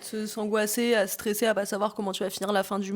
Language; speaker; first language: French; native; French